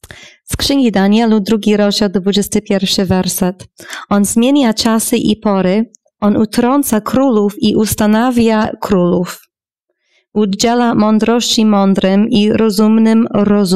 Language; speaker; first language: Polish; non-native, fluent; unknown